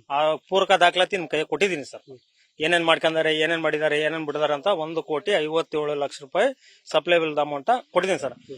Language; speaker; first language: Kannada; native; Kannada